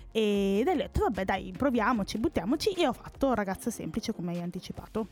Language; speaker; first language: Italian; early bilingual, other home language; Spanish